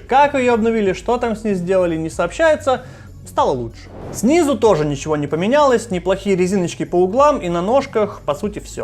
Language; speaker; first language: Russian; native; Russian